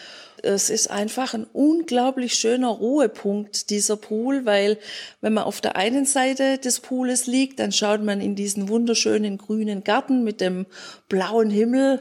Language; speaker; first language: German; native; German